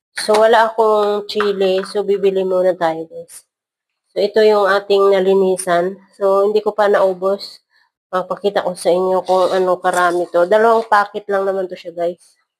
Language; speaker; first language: Filipino; non-native, local second language; Hiligaynon